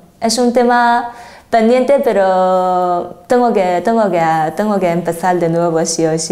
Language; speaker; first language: Spanish; non-native, fluent; Chinese